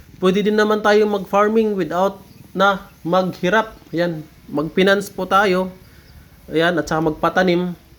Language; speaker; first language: Filipino; non-native, local second language; Hiligaynon